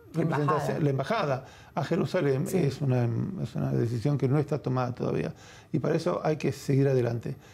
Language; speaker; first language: Spanish; native; Spanish